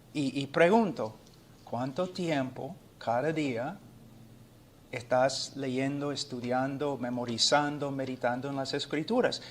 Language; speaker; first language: Spanish; non-native, fluent; English